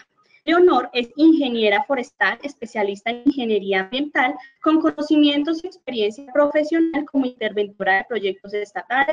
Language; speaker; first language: Spanish; native; Spanish